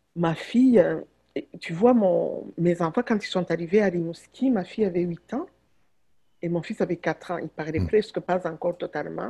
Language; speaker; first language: French; non-native, local second language; Kinyarwanda